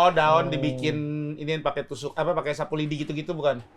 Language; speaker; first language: Indonesian; native; Indonesian